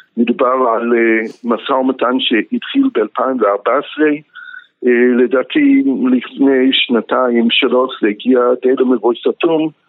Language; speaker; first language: Hebrew; non-native, fluent; English